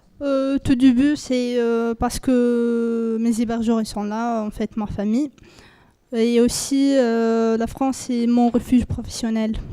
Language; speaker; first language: French; non-native, local second language; Arabic